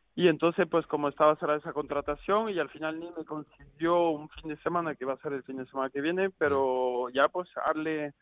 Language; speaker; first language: Spanish; non-native, fluent; French